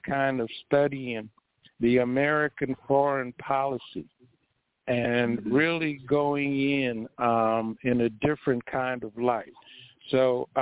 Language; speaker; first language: English; early bilingual, other home language; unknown